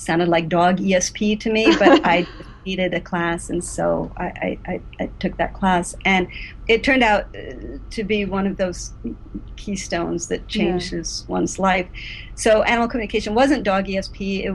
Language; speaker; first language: English; native; English